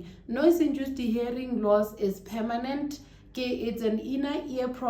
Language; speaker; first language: English; non-native, local second language; Tswana